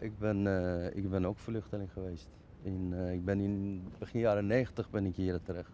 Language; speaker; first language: Dutch; non-native, fluent; Persian